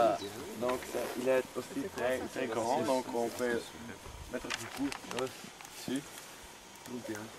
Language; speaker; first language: French; non-native, local second language; Dutch